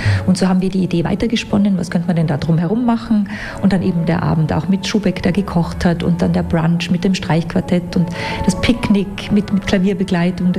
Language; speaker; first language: German; native; German